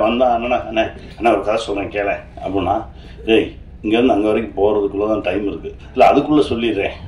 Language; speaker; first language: Tamil; native; Tamil